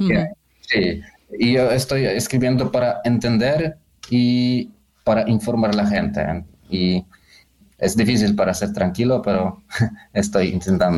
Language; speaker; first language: Spanish; non-native, learner; Polish